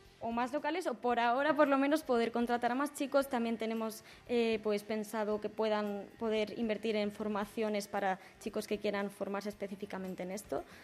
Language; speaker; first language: Spanish; native; Spanish